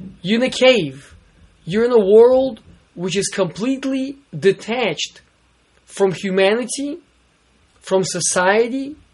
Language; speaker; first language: English; native; English